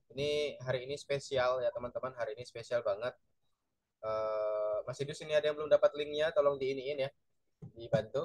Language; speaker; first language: Indonesian; native; Indonesian